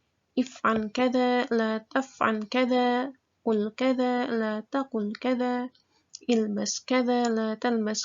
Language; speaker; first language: Arabic; non-native, fluent; Indonesian